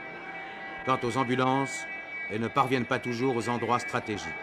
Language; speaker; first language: French; native; French